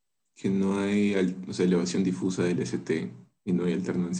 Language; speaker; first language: Spanish; native; Spanish